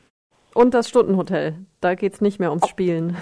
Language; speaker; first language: German; native; German